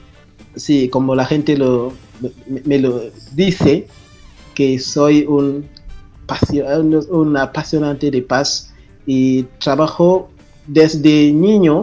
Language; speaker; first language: Spanish; non-native, fluent; French